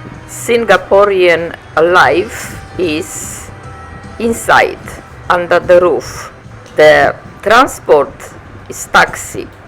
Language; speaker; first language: English; non-native, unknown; Polish